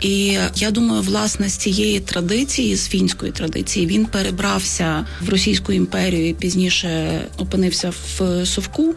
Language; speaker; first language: Ukrainian; native; Ukrainian